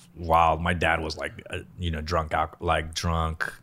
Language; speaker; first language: English; early bilingual, other home language; Korean